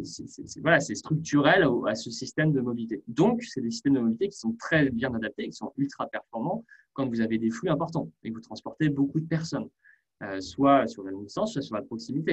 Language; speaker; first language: French; native; French